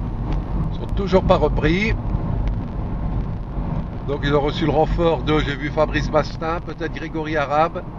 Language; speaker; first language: French; native; French